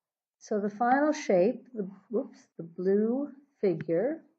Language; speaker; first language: English; native; English